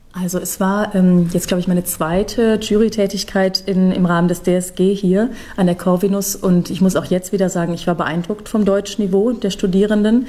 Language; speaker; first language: German; native; German